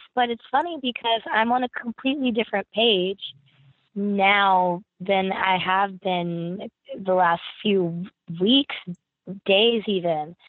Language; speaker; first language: English; native; English